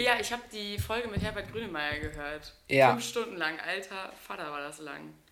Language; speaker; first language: German; native; German